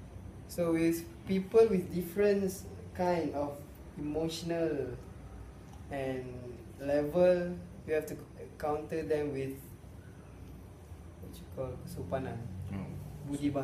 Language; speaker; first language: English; non-native, local second language; Malay